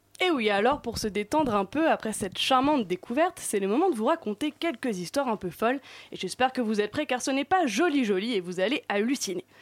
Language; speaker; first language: French; native; French